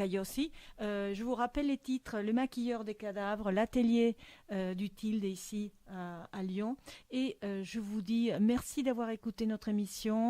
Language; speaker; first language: French; non-native, fluent; Spanish